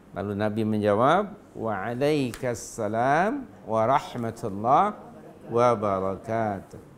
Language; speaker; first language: Malay; non-native, local second language; Sundanese